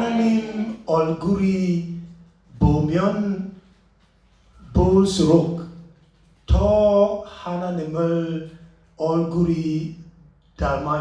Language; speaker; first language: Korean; non-native, learner; English